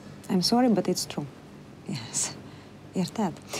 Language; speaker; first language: English; non-native, learner; Russian